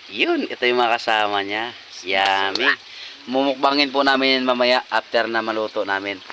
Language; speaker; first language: Filipino; non-native, local second language; Cebuano